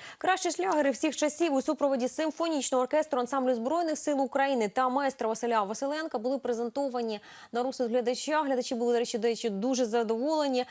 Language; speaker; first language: Ukrainian; native; Ukrainian